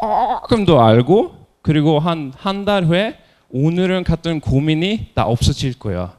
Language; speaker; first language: Korean; non-native, fluent; Norwegian